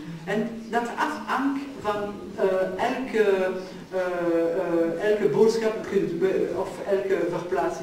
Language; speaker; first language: Dutch; non-native, local second language; French